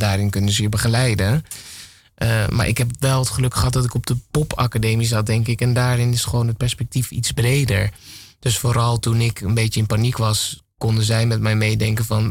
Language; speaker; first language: Dutch; native; Dutch